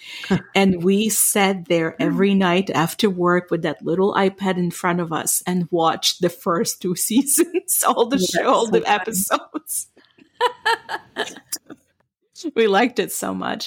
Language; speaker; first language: English; non-native, fluent; Ukrainian